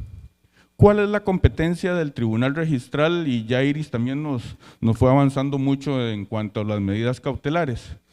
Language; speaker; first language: Spanish; native; Spanish